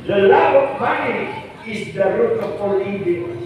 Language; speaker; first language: English; non-native, local second language; Filipino